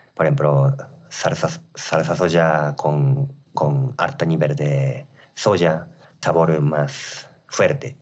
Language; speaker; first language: Spanish; non-native, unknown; Japanese